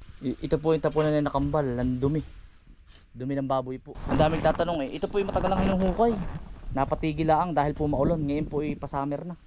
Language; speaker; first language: Filipino; native; Filipino